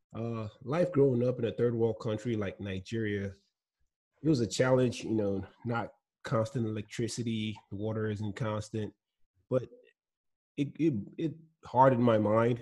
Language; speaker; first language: English; non-native, local second language; Igbo